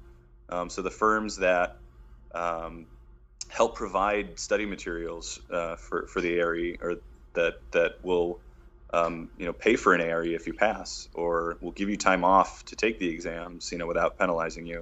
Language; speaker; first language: English; native; English